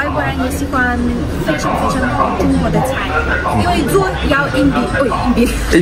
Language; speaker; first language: Chinese; non-native, learner; Ukrainian